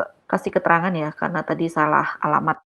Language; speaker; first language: Indonesian; native; Indonesian